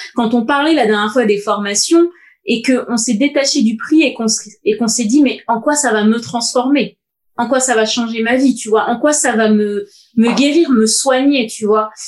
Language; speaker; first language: French; native; French